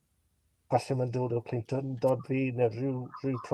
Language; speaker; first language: Welsh; native; Welsh